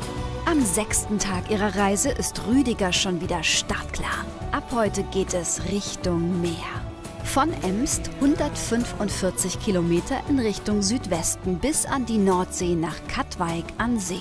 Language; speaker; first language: German; native; German